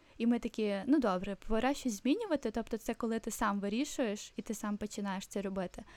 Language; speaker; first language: Ukrainian; non-native, local second language; Russian